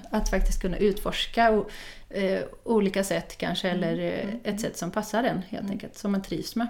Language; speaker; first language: Swedish; non-native, fluent; Dutch